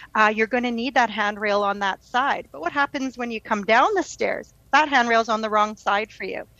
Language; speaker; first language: English; native; English